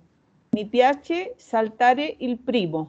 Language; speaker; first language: Italian; non-native, learner; Spanish